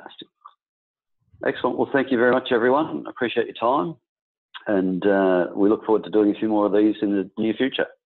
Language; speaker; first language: English; native; English